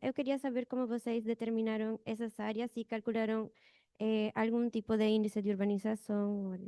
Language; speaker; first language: Portuguese; non-native, learner; Spanish